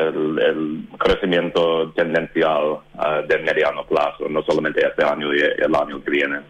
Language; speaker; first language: Spanish; non-native, fluent; English